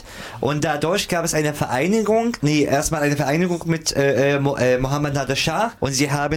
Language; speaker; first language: German; non-native, fluent; Arabic